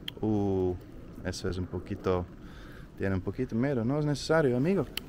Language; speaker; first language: Spanish; non-native, learner; Dutch